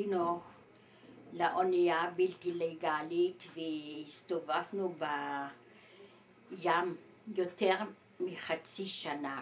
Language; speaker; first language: Hebrew; early bilingual, other home language; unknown